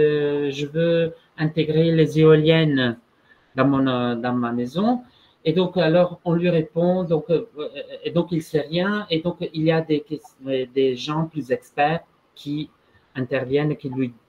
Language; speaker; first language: French; non-native, fluent; Italian